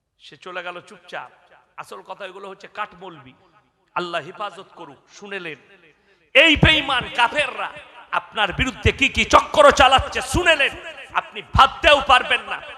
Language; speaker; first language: Bangla; native; Bangla